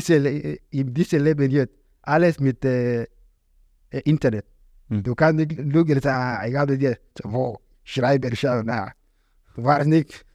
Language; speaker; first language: German; non-native, learner; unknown